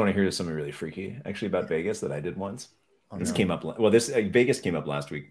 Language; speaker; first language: English; non-native, fluent; French